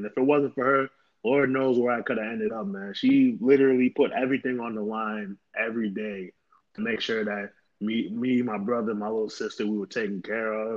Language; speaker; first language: English; native; English